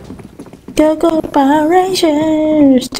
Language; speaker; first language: English; non-native, learner; Hungarian